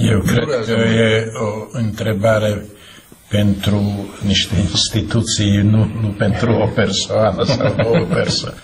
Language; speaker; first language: Romanian; non-native, learner; Slovak